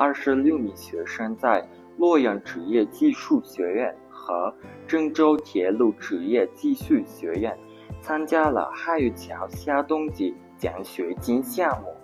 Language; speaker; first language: Chinese; non-native, learner; Mongolian